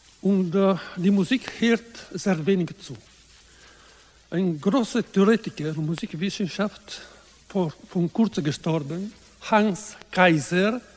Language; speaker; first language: German; non-native, learner; Italian